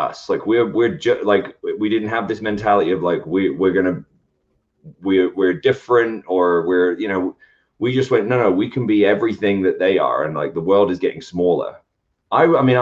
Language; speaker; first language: English; native; English